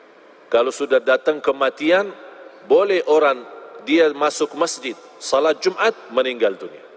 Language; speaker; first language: Indonesian; non-native, fluent; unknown